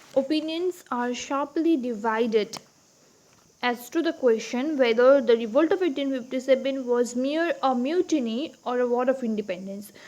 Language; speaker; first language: English; non-native, local second language; Hindi